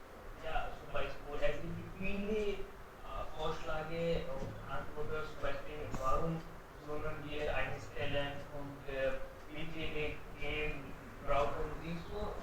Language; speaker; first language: German; non-native, learner; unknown